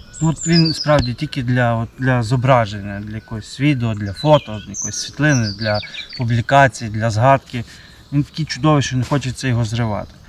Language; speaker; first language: Ukrainian; native; Ukrainian